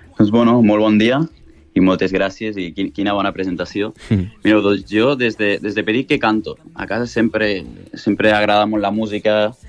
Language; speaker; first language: Catalan; native; Catalan